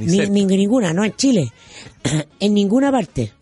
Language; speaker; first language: Spanish; native; Spanish